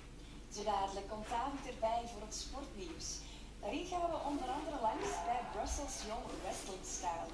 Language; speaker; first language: Dutch; native; Dutch